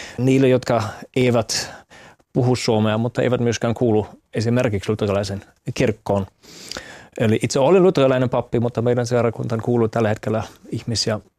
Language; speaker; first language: Finnish; non-native, fluent; German